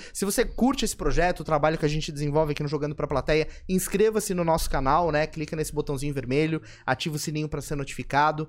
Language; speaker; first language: Portuguese; native; Portuguese